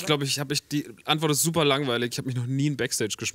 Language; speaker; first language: German; native; German